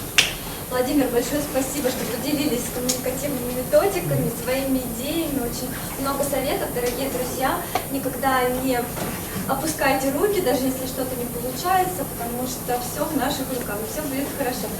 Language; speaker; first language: Russian; native; Russian